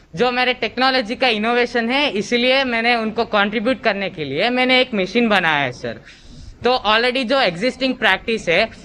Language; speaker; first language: Hindi; non-native, local second language; Kannada